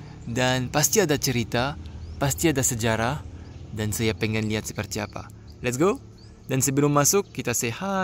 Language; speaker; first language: Indonesian; non-native, fluent; French